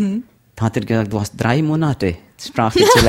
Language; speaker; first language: German; non-native, learner; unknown